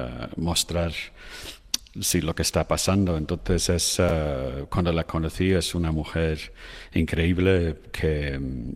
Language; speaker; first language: Spanish; non-native, fluent; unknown